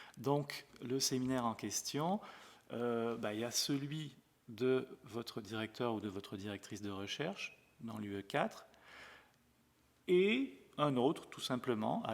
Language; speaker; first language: French; native; French